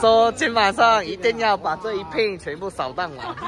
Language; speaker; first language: Chinese; native; Chinese